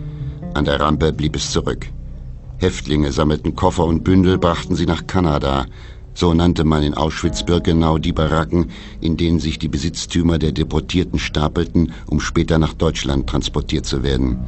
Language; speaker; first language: German; native; German